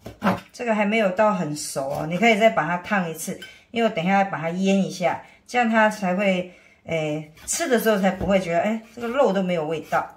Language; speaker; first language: Chinese; native; Chinese